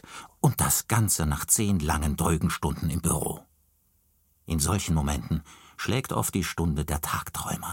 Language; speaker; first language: German; native; German